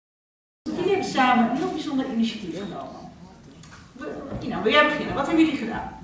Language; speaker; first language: Dutch; native; Dutch